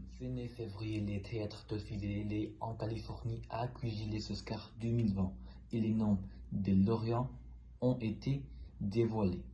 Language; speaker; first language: French; non-native, learner; Spanish